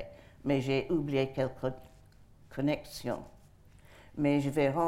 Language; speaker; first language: French; non-native, fluent; English